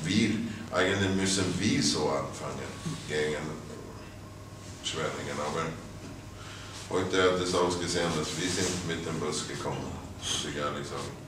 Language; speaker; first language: German; non-native, fluent; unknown